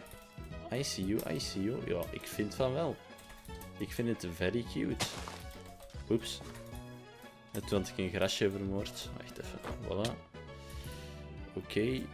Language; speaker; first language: Dutch; native; Dutch